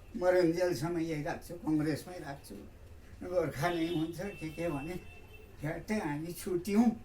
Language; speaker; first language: Nepali; native; Nepali